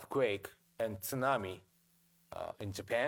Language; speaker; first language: English; non-native, fluent; Japanese